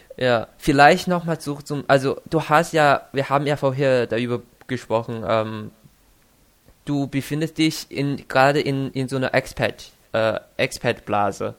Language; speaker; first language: German; non-native, fluent; Chinese